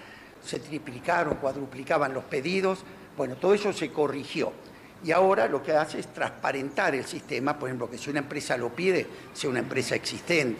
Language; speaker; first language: Spanish; native; Spanish